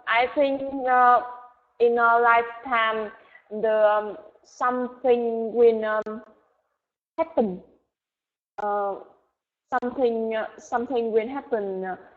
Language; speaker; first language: English; non-native, learner; Vietnamese